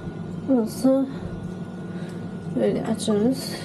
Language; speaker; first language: Turkish; non-native, learner; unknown